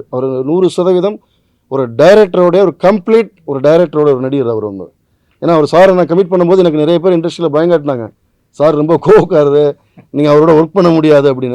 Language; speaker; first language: Tamil; native; Tamil